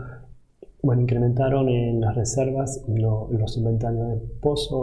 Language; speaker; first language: Spanish; native; Spanish